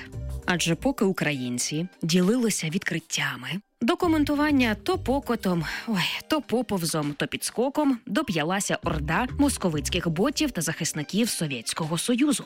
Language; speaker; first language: Ukrainian; native; Ukrainian